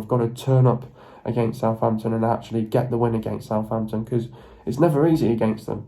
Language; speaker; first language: English; native; English